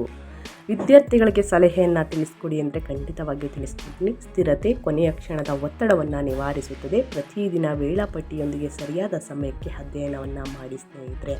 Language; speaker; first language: Kannada; native; Kannada